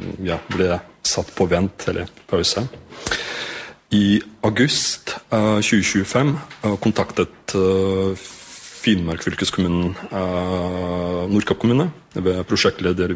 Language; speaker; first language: Norwegian; non-native, fluent; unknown